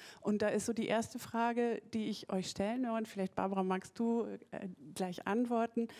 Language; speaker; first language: German; native; German